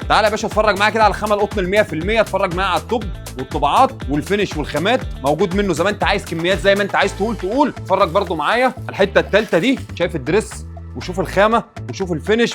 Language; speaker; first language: Arabic; native; Arabic